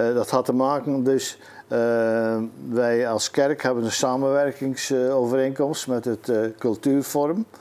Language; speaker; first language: Dutch; native; Dutch